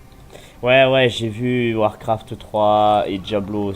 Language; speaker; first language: French; native; French